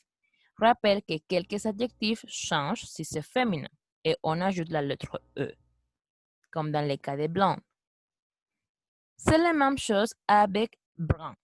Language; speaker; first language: French; non-native, fluent; Spanish